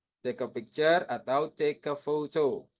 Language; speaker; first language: English; non-native, fluent; Indonesian